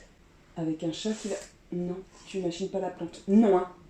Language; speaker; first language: French; native; French